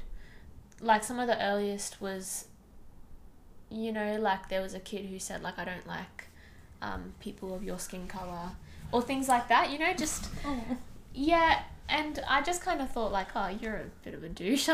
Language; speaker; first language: English; non-native, local second language; Tamil